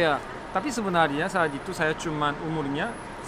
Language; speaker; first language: Indonesian; non-native, learner; Korean